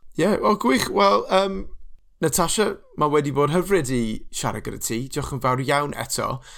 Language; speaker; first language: Welsh; non-native, local second language; English